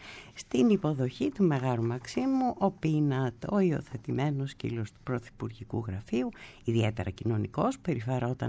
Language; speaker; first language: Greek; native; Greek